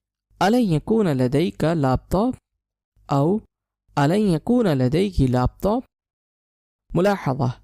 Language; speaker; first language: Arabic; non-native, fluent; Urdu